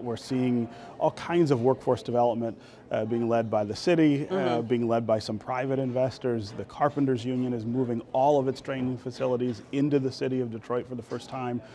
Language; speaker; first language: English; native; English